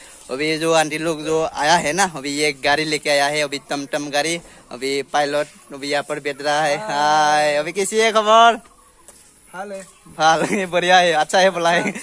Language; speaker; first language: Hindi; non-native, local second language; Bodo